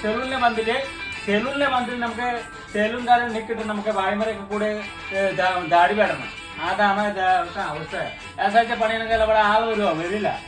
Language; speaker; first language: Malayalam; non-native, learner; Hindi